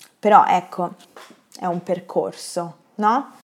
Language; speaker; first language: Italian; native; Italian